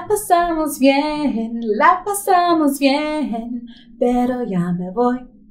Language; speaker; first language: Spanish; early bilingual, heritage; Spanish